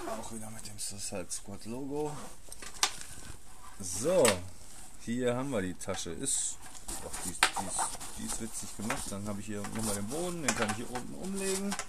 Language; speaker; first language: German; native; German